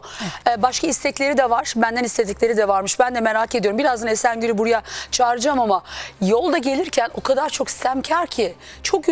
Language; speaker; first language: Turkish; native; Turkish